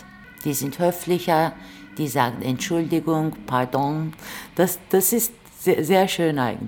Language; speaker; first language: German; non-native, fluent; Turkish